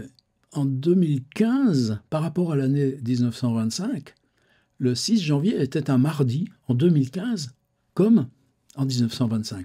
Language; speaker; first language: French; native; French